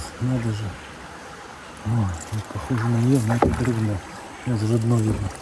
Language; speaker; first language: Russian; native; Russian